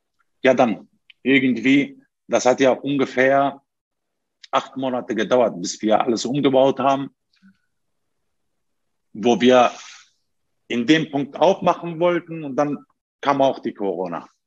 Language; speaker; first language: German; non-native, learner; Turkish